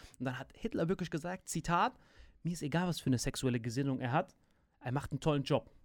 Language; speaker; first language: German; native; German